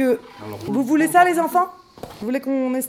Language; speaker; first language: French; native; French